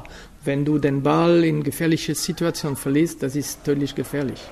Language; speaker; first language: German; non-native, fluent; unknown